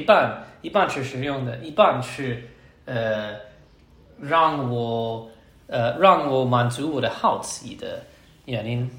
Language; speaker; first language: Chinese; non-native, learner; English